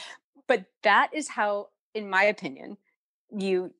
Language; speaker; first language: English; native; English